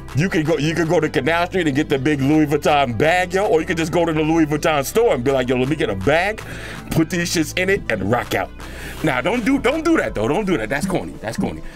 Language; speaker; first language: English; native; English